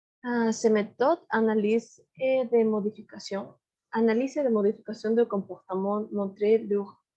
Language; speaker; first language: French; non-native, learner; Spanish